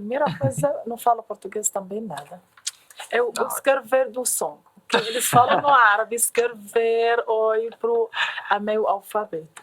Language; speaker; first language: Portuguese; non-native, learner; Arabic